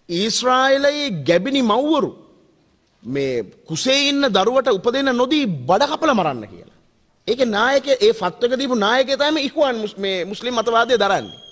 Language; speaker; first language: Sinhala; native; Sinhala